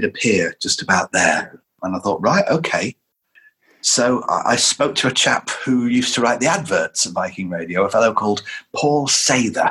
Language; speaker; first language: English; native; English